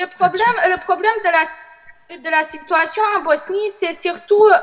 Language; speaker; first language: French; non-native, fluent; Bosnian